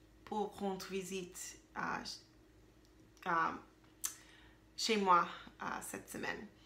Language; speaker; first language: French; non-native, learner; English